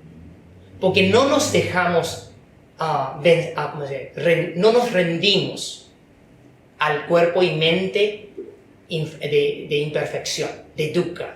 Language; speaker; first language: Spanish; non-native, fluent; Chinese